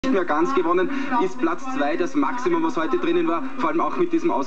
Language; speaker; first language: German; native; German